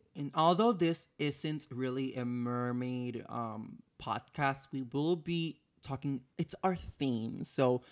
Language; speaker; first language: English; non-native, fluent; Spanish